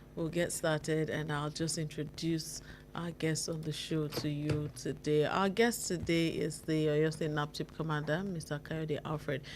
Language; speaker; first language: English; non-native, local second language; Yoruba